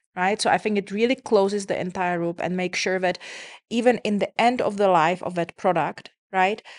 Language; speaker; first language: English; non-native, fluent; Czech